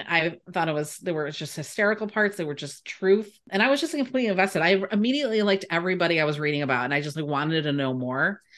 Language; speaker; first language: English; native; English